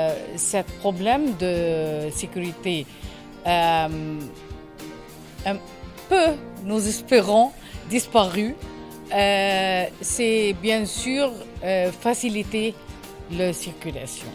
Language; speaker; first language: French; non-native, learner; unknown